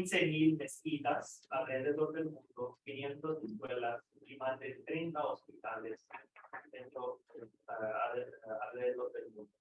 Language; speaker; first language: Spanish; non-native, fluent; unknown